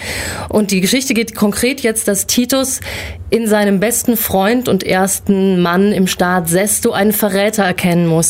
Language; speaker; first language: German; native; German